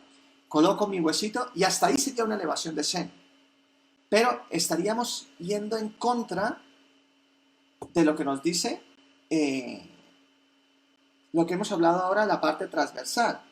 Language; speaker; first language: Spanish; native; Spanish